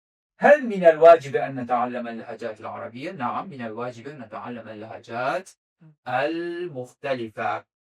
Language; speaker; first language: Arabic; non-native, fluent; Azerbaijani